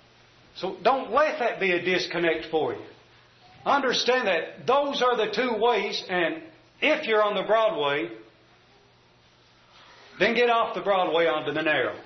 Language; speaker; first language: English; native; English